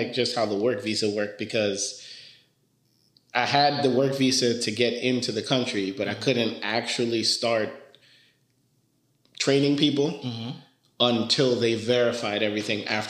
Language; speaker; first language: English; early bilingual, other home language; Spanish